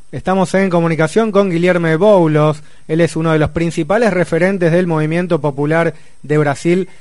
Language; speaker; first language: Spanish; native; Spanish